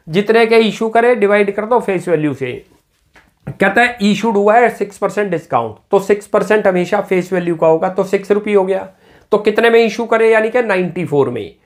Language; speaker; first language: Hindi; native; Hindi